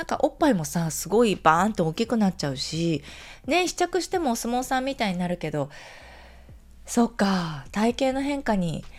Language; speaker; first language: Japanese; native; Japanese